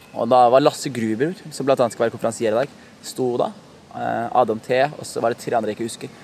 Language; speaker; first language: Norwegian; early bilingual, other home language; Somali